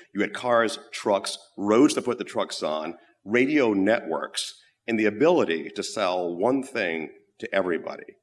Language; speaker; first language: English; native; English